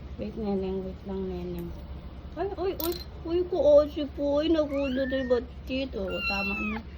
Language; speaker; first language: Filipino; non-native, local second language; Iloko